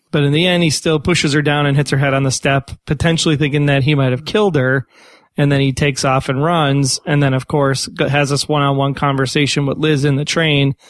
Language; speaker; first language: English; native; English